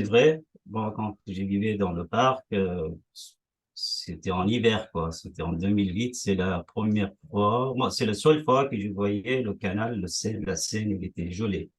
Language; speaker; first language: French; non-native, fluent; Persian